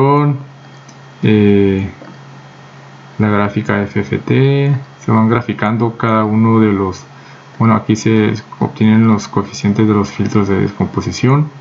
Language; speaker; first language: Spanish; native; Spanish